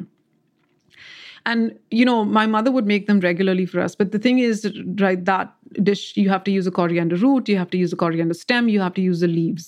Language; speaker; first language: English; non-native, local second language; Marathi